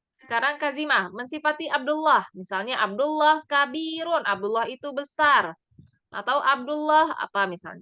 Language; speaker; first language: Indonesian; native; Indonesian